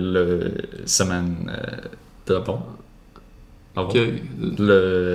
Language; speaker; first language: French; non-native, learner; Swedish